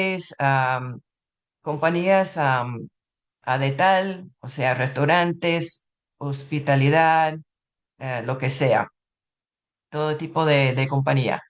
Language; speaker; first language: Spanish; non-native, fluent; English